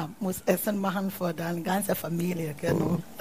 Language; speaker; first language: German; non-native, learner; Akan